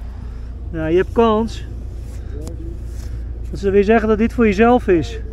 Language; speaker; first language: Dutch; native; Dutch